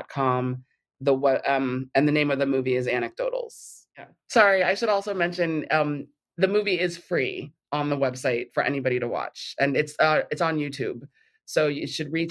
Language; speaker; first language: English; native; English